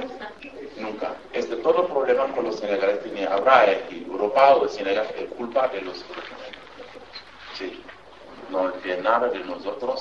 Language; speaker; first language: Spanish; non-native, learner; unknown